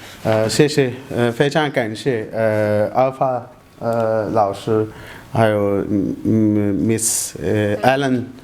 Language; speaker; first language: Chinese; non-native, fluent; Urdu